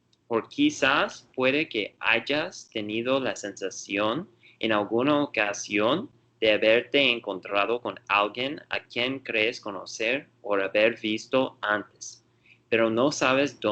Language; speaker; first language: Spanish; non-native, learner; English